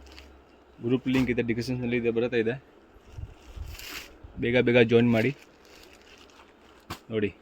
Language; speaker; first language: Kannada; non-native, local second language; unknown